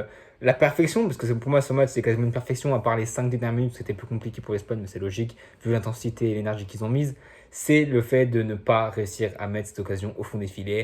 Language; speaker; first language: French; native; French